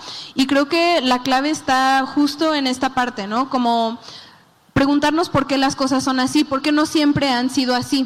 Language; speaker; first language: Spanish; native; Spanish